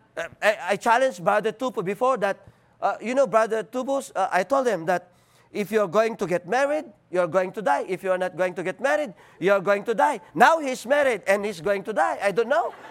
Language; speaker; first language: English; non-native, local second language; Filipino